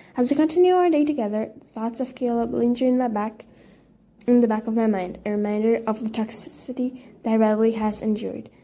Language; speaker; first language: English; non-native, fluent; Portuguese